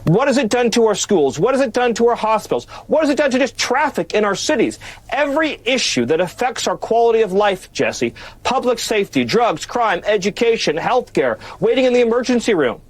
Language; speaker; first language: English; native; English